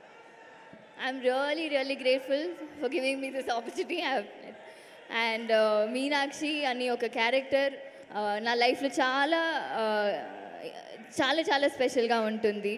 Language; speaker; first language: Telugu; non-native, learner; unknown